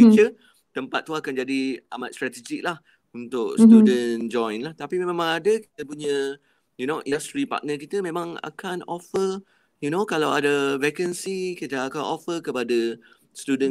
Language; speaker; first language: Malay; native; Malay